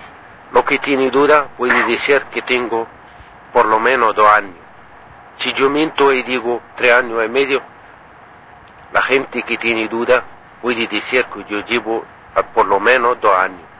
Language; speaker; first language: Spanish; non-native, learner; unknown